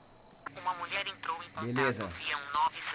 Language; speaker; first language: Portuguese; native; Portuguese